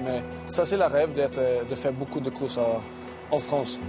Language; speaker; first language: French; non-native, learner; Swedish